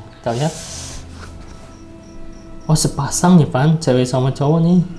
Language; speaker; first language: Indonesian; native; Indonesian